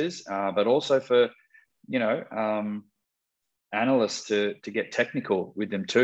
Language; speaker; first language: English; native; English